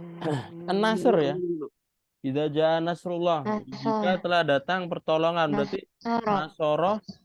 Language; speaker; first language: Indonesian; native; Indonesian